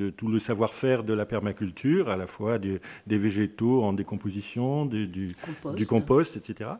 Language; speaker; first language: French; native; French